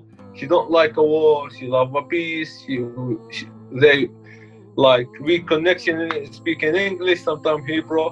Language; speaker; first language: English; non-native, learner; Arabic